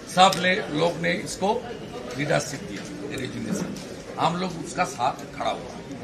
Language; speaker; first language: Hindi; non-native, local second language; Bangla